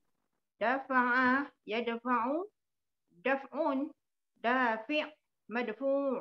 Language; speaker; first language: Arabic; non-native, learner; Malay